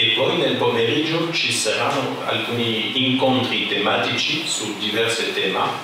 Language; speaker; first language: Italian; non-native, fluent; French